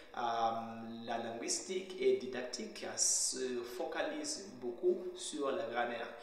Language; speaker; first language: French; non-native, fluent; Shona